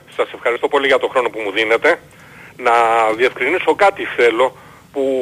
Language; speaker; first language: Greek; native; Greek